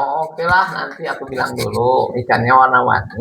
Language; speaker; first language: Indonesian; non-native, local second language; Sundanese